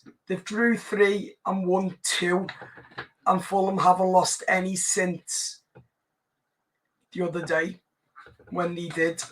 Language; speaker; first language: English; native; English